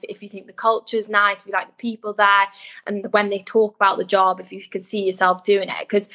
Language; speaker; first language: English; native; English